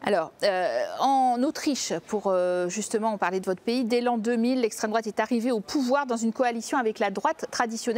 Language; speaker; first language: French; native; French